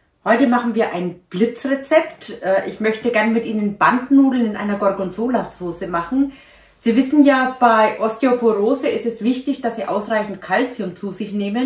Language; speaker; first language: German; native; German